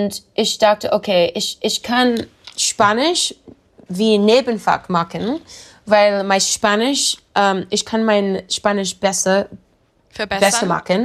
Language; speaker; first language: German; non-native, learner; English